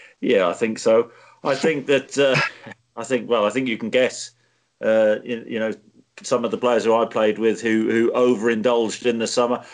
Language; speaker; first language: English; native; English